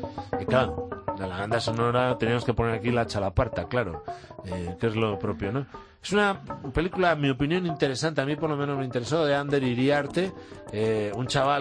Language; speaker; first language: Spanish; native; Spanish